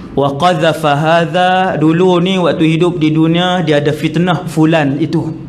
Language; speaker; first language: Malay; native; Malay